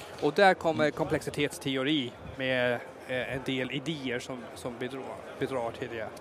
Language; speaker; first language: Swedish; non-native, fluent; English